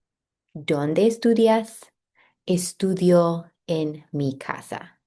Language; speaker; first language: Spanish; non-native, fluent; English